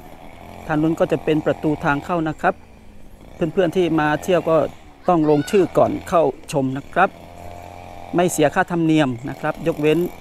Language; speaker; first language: Thai; native; Thai